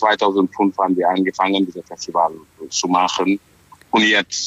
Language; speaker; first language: German; non-native, fluent; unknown